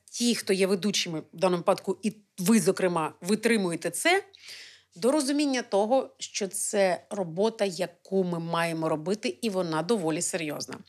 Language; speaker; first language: Ukrainian; native; Ukrainian